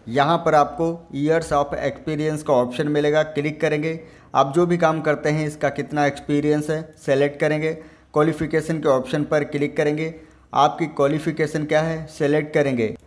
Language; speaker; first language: Hindi; native; Hindi